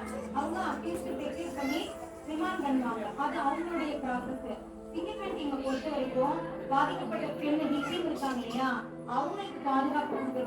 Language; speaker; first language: Tamil; native; Tamil